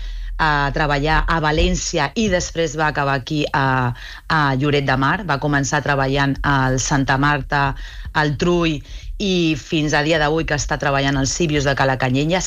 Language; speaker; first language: Catalan; native; Catalan